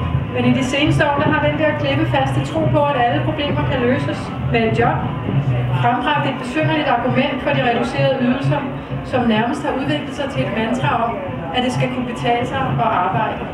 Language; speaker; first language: Danish; native; Danish